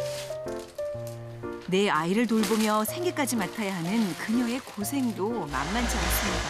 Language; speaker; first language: Korean; native; Korean